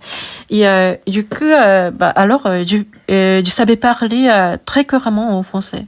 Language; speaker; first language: French; non-native, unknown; Japanese